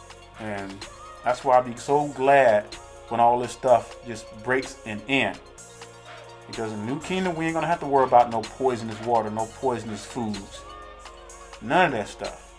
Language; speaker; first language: English; native; English